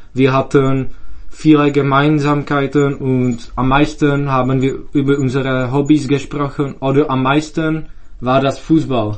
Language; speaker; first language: German; non-native, fluent; Czech